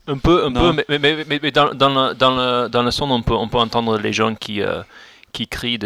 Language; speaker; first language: French; non-native, fluent; English